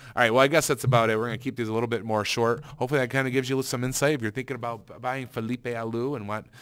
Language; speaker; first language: English; native; English